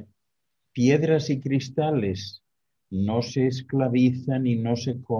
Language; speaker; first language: Spanish; native; Spanish